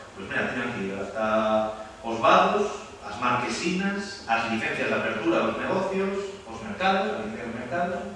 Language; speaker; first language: Galician; non-native, local second language; Spanish